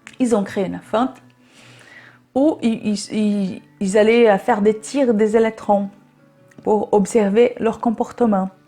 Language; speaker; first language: French; non-native, fluent; Portuguese